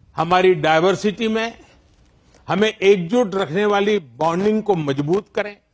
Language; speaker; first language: Hindi; non-native, local second language; Gujarati